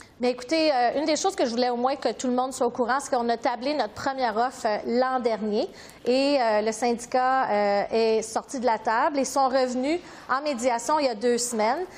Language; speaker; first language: French; native; French